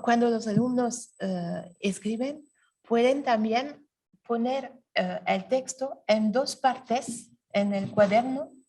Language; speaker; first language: Spanish; non-native, learner; French